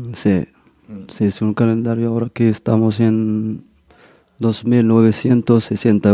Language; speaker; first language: Spanish; non-native, fluent; Berber languages